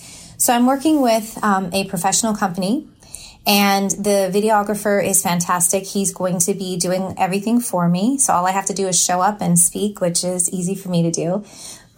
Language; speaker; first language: English; native; English